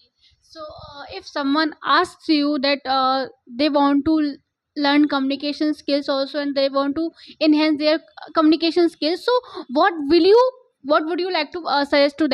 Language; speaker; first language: English; non-native, local second language; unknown